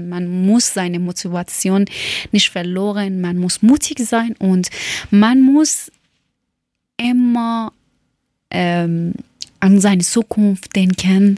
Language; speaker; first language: German; non-native, learner; Persian